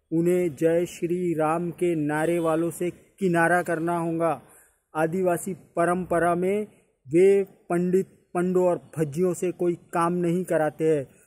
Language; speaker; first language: Hindi; native; Hindi